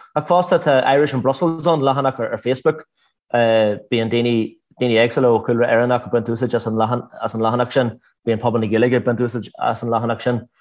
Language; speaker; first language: Irish; native; Irish